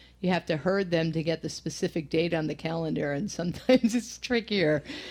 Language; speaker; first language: English; native; English